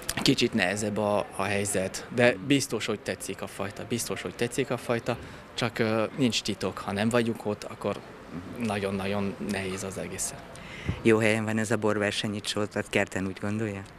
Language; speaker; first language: Hungarian; non-native, fluent; French